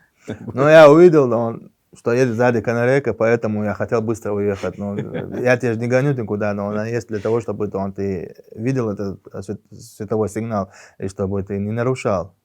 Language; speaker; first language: Russian; non-native, local second language; Chechen